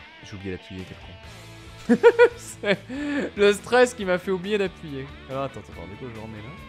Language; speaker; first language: French; native; French